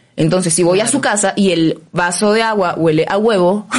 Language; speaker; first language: Spanish; native; Spanish